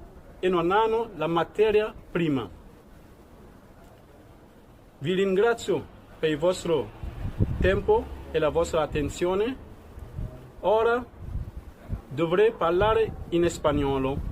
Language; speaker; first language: Italian; non-native, fluent; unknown